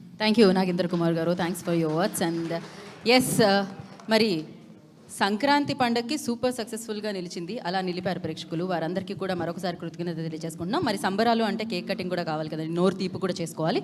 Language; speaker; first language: Telugu; native; Telugu